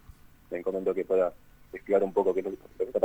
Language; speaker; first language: Spanish; native; Spanish